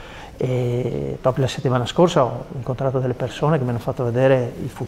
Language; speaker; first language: Italian; native; Italian